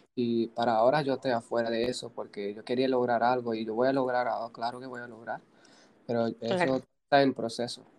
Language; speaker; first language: Spanish; non-native, fluent; Punjabi